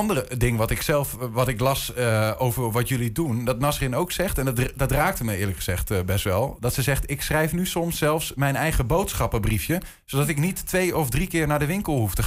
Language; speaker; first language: Dutch; native; Dutch